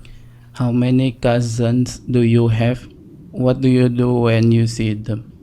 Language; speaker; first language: English; non-native, learner; Indonesian